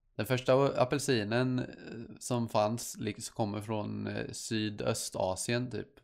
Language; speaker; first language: Swedish; native; Swedish